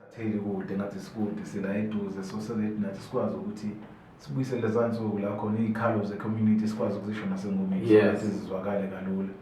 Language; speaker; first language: Zulu; native; Zulu